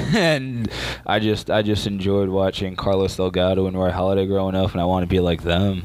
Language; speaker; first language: English; native; English